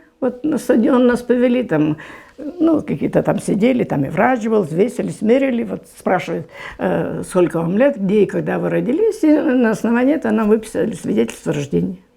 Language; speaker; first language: Russian; non-native, local second language; German